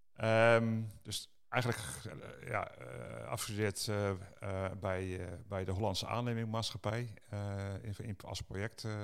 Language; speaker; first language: Dutch; native; Dutch